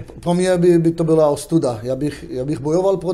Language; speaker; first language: Czech; non-native, fluent; Hebrew